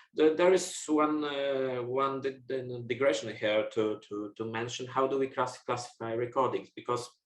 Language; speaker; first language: English; non-native, fluent; Polish